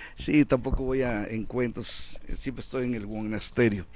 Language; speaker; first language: Spanish; native; Spanish